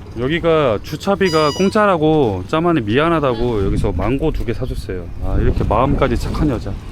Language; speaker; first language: Korean; native; Korean